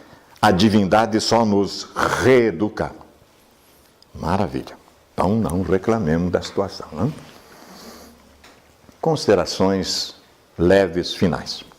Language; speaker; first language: Portuguese; native; Portuguese